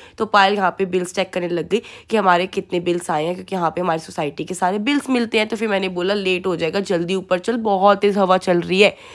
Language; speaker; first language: Hindi; native; Hindi